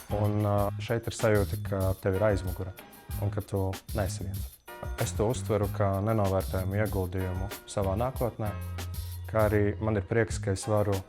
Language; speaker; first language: Latvian; native; Latvian